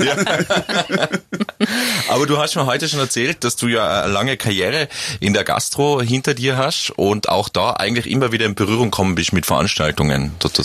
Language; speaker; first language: German; native; German